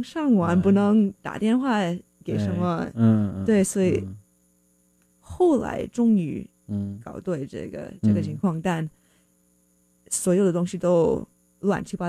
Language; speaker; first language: Chinese; non-native, learner; English